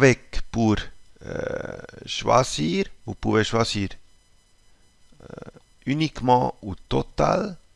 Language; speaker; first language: French; non-native, local second language; German